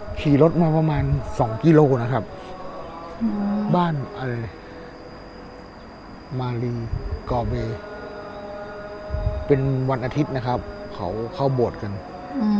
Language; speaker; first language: Thai; native; Thai